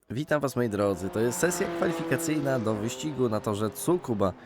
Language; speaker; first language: Polish; native; Polish